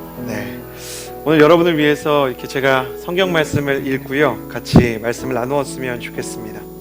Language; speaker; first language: Korean; native; Korean